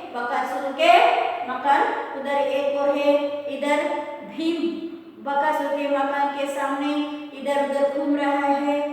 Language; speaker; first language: Hindi; non-native, local second language; Kannada